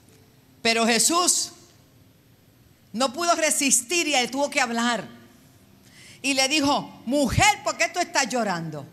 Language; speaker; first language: Spanish; native; Spanish